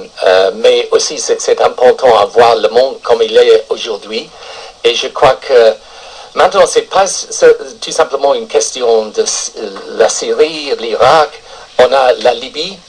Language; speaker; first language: French; non-native, fluent; English